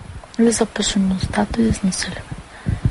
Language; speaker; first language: Bulgarian; non-native, local second language; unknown